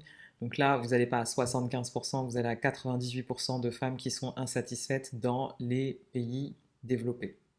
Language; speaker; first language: French; native; French